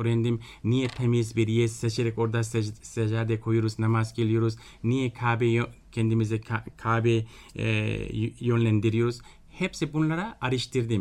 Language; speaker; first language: Turkish; non-native, fluent; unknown